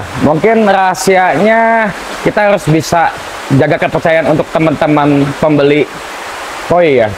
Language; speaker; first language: Indonesian; native; Indonesian